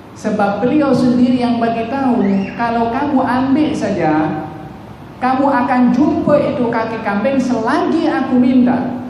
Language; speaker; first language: Malay; native; Malay